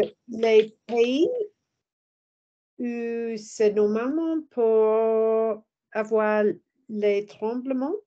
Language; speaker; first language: French; non-native, learner; English